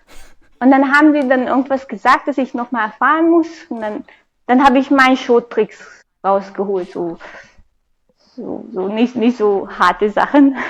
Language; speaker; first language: German; non-native, fluent; Hungarian